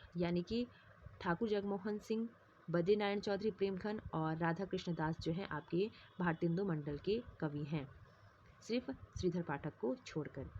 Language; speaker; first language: Hindi; native; Hindi